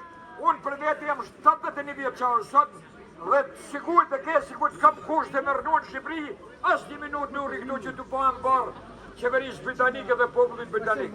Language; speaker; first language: Albanian; native; Albanian